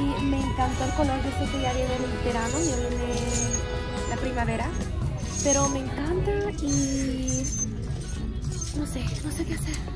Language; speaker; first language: Spanish; early bilingual, heritage; Spanish